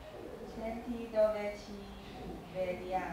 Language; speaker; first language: Italian; non-native, learner; Chinese